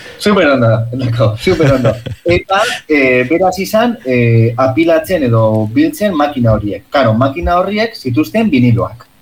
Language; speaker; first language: Basque; non-native, local second language; Spanish